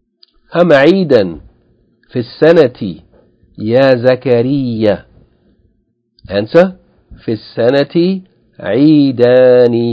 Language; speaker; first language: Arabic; non-native, fluent; English